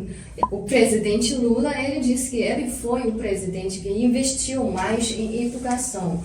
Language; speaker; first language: Portuguese; non-native, fluent; Chinese